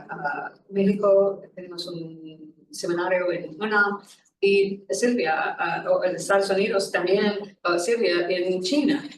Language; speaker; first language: Spanish; non-native, learner; English